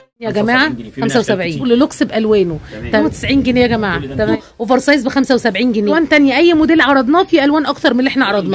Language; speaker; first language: Arabic; native; Arabic